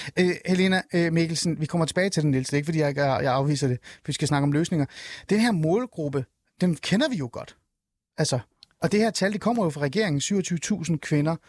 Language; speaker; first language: Danish; early bilingual, other home language; Somali